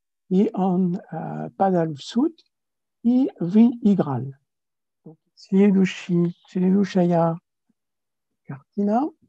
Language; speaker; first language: Russian; non-native, learner; French